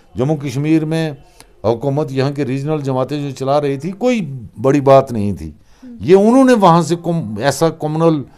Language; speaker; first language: Hindi; non-native, local second language; Kashmiri